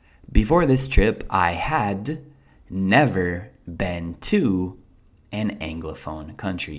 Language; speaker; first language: English; native; English